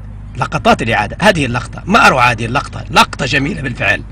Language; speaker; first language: Arabic; native; Arabic